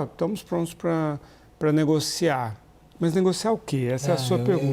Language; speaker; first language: Portuguese; native; Portuguese